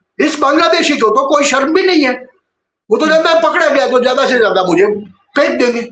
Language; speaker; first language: Hindi; non-native, local second language; Gujarati